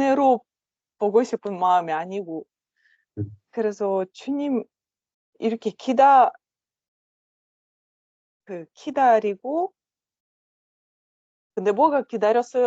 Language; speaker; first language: Korean; non-native, learner; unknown